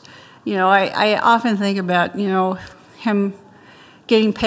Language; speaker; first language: English; native; English